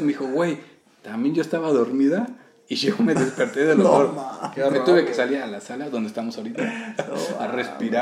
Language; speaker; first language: Spanish; native; Spanish